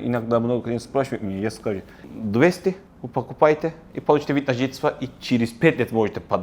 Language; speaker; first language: Russian; non-native, learner; Turkish